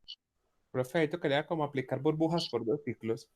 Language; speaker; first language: Spanish; native; Spanish